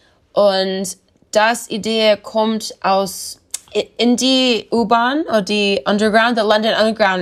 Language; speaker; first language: German; non-native, learner; English